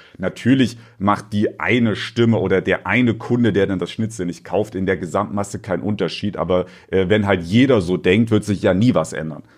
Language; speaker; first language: German; native; German